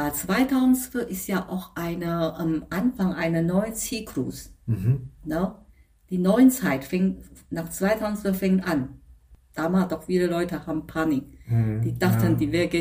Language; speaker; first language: German; non-native, fluent; Chinese